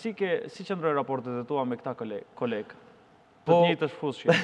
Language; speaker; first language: Albanian; native; Albanian